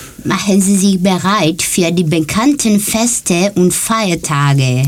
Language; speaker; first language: German; non-native, learner; Greek